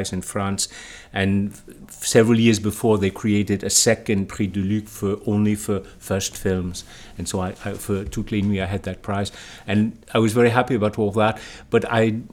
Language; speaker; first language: English; native; English